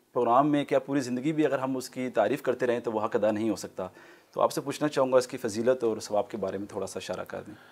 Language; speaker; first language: Urdu; native; Urdu